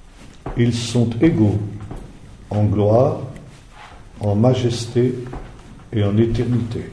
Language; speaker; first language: French; native; French